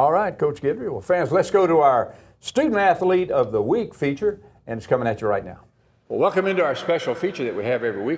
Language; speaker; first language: English; native; English